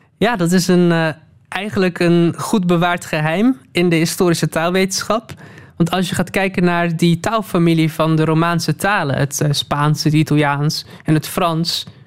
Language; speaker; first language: Dutch; native; Dutch